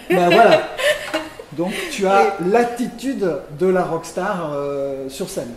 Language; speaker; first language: French; native; French